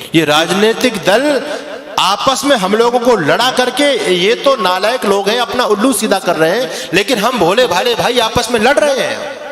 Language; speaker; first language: Hindi; native; Hindi